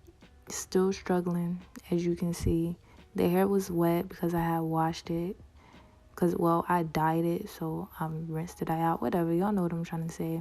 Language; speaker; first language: English; native; English